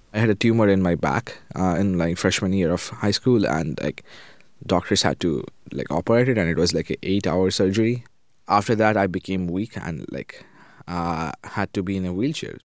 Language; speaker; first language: English; non-native, fluent; Japanese